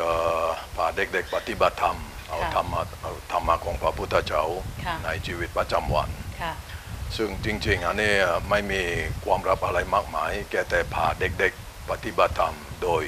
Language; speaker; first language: Thai; non-native, fluent; Indonesian